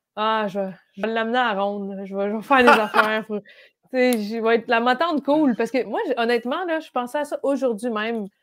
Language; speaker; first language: French; native; French